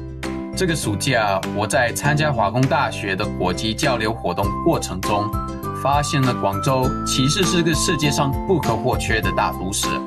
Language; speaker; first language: Chinese; non-native, fluent; English